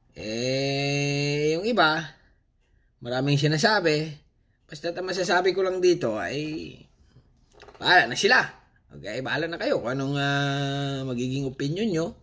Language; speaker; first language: Filipino; non-native, local second language; Cebuano